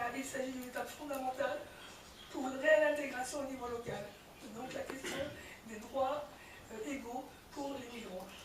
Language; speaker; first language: French; early bilingual, other home language; Kabyle